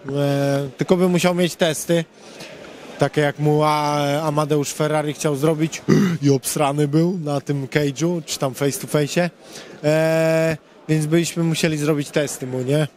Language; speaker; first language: Polish; native; Polish